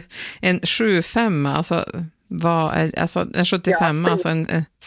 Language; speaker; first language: Swedish; native; Swedish